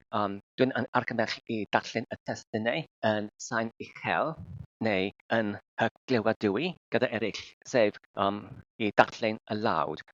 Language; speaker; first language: Welsh; non-native, learner; Filipino